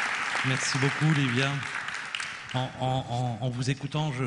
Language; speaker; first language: French; native; French